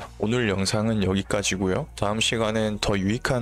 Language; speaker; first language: Korean; native; Korean